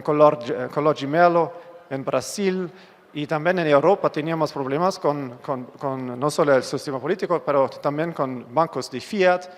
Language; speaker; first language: Spanish; non-native, fluent; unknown